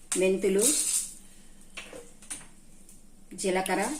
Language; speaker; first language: Telugu; native; Telugu